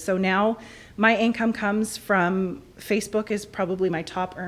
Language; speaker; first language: English; native; English